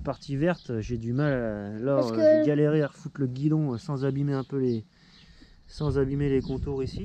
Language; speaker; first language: French; native; French